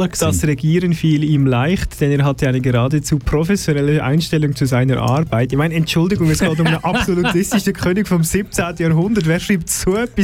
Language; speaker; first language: German; native; German